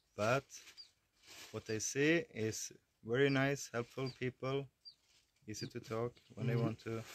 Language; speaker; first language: English; non-native, fluent; Swedish